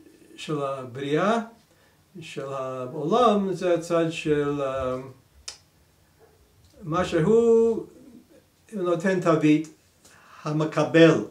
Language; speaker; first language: Hebrew; non-native, fluent; English